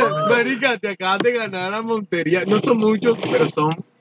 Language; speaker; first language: Spanish; native; Spanish